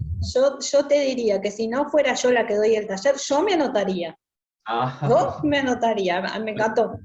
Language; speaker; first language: Spanish; native; Spanish